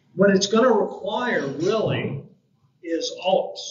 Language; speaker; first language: English; native; English